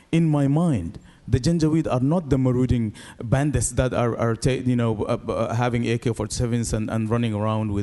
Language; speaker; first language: English; non-native, fluent; Arabic